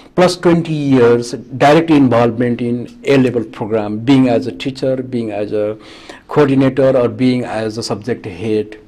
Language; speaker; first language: English; non-native, local second language; Nepali